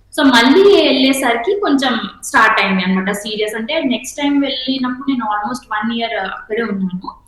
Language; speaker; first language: Telugu; non-native, local second language; Hindi